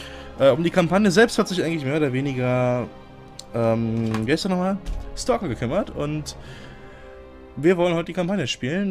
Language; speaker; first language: German; native; German